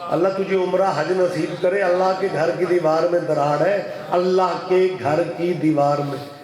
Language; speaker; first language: Urdu; non-native, local second language; Punjabi